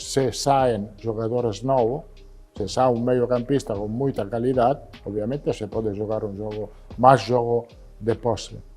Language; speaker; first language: Portuguese; non-native, learner; Italian